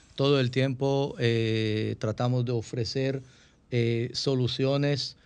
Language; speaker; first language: Spanish; non-native, fluent; Hebrew